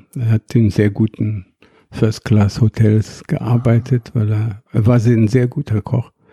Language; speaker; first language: German; non-native, fluent; Arabic